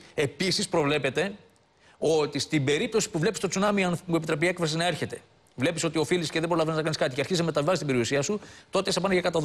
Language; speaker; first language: Greek; native; Greek